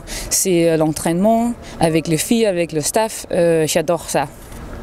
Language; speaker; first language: French; non-native, learner; Danish